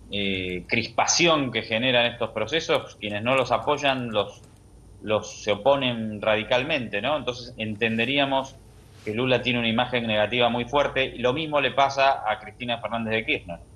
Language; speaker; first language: Spanish; native; Spanish